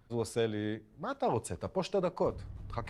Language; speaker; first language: Hebrew; native; Hebrew